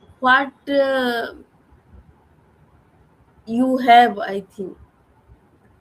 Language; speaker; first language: English; non-native, learner; Odia